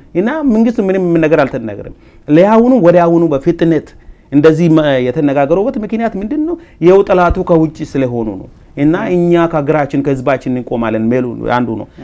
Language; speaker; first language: Amharic; non-native, local second language; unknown